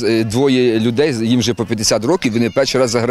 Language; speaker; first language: Polish; non-native, learner; Ukrainian